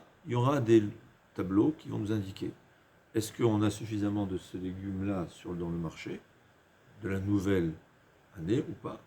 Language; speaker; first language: French; native; French